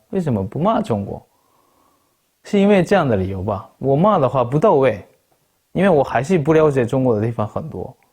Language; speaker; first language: Chinese; non-native, fluent; Japanese